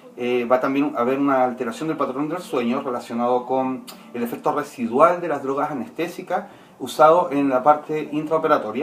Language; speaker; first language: Spanish; native; Spanish